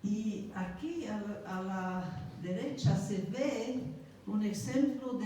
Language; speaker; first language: Spanish; non-native, fluent; English